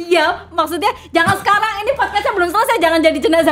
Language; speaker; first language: Indonesian; native; Indonesian